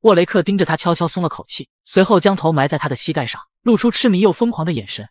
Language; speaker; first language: Chinese; native; Chinese